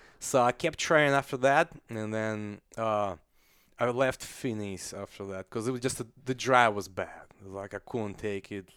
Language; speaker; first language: English; non-native, fluent; Russian